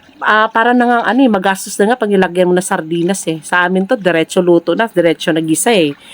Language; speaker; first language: Filipino; non-native, local second language; Cebuano